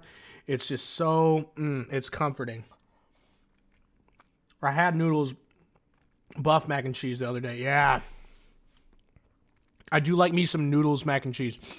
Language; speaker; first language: English; native; English